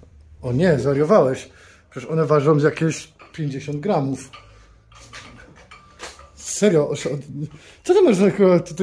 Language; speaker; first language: Polish; native; Polish